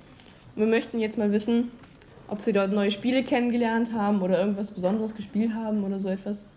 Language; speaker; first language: German; native; German